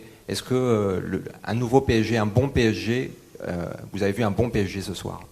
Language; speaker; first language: French; native; French